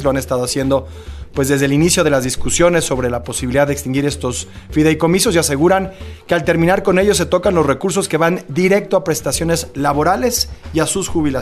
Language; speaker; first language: Spanish; native; Spanish